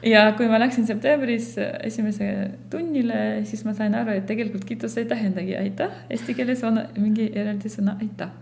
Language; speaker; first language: Estonian; non-native, fluent; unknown